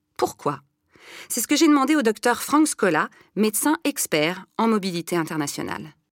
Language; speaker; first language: French; native; French